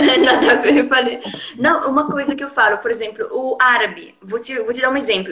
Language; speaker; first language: Portuguese; non-native, fluent; Arabic